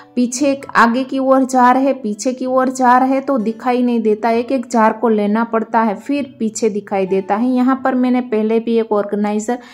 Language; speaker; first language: Hindi; non-native, local second language; Gujarati